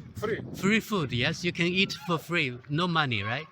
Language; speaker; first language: English; non-native, learner; Chinese